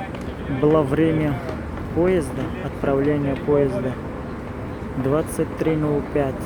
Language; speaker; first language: Russian; non-native, learner; Tajik